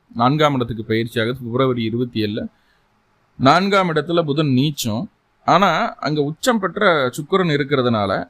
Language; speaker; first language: Tamil; native; Tamil